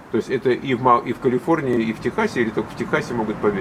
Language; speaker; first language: Russian; native; Russian